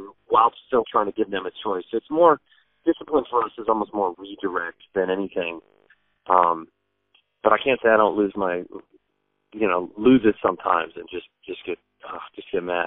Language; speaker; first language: English; native; English